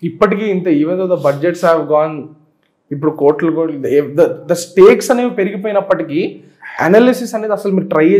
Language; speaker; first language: Telugu; native; Telugu